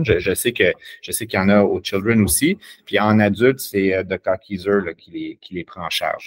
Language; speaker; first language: French; native; French